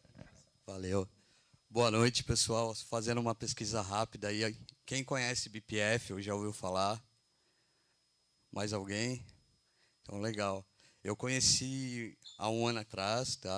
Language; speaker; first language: Portuguese; native; Portuguese